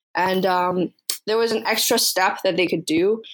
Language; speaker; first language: English; early bilingual, other home language; Chinese